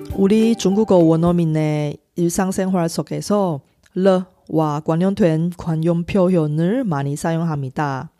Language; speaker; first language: Korean; non-native, local second language; Chinese